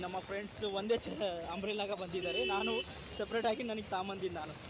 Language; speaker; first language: Kannada; early bilingual, heritage; Kannada